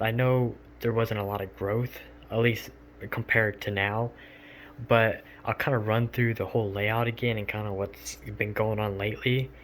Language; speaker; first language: English; native; English